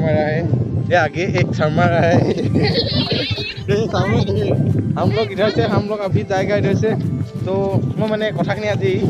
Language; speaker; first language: Hindi; non-native, local second language; Assamese